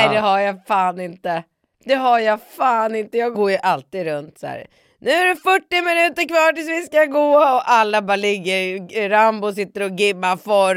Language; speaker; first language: Swedish; native; Swedish